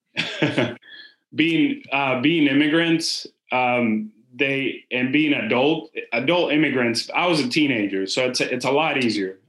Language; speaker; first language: English; non-native, fluent; Spanish